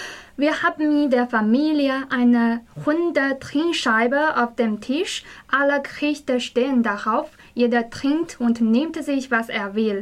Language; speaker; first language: German; non-native, fluent; Chinese